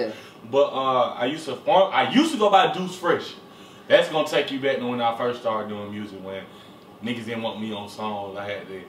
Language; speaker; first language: English; native; English